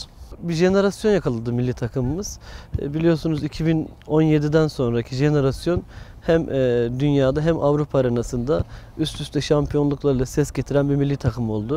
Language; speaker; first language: Turkish; native; Turkish